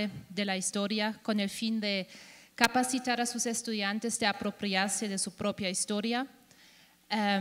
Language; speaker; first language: Spanish; non-native, fluent; German